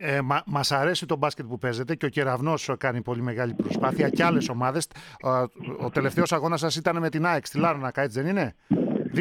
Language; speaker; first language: Greek; native; Greek